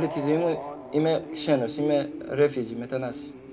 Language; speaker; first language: Greek; non-native, learner; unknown